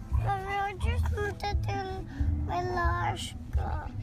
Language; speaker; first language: Russian; early bilingual, heritage; Russian